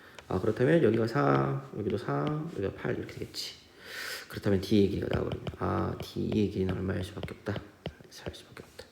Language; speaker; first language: Korean; native; Korean